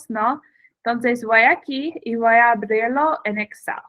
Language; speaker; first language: Spanish; non-native, fluent; English